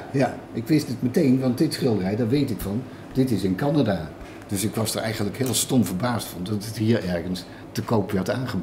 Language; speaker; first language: Dutch; native; Dutch